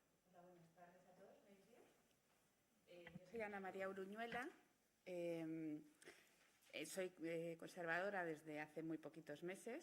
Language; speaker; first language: Spanish; native; Spanish